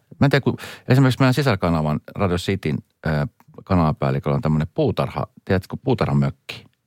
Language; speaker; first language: Finnish; early bilingual, other home language; Swedish